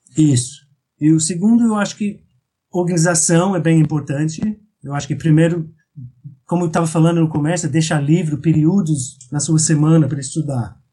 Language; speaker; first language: Portuguese; non-native, fluent; English